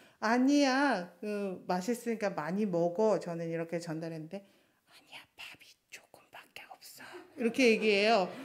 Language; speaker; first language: Korean; non-native, fluent; Chinese